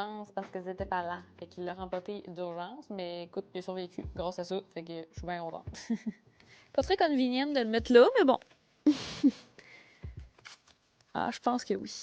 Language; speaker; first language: French; native; French